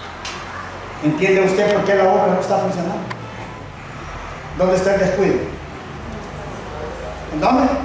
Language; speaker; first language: Spanish; native; Spanish